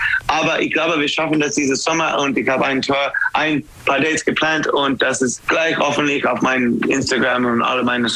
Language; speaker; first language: German; non-native, fluent; English